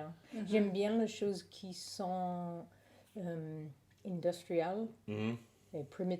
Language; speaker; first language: French; non-native, learner; English